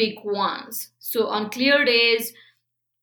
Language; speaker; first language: English; non-native, local second language; Nepali